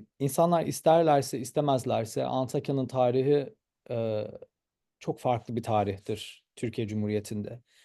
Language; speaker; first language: Turkish; early bilingual, heritage; Turkish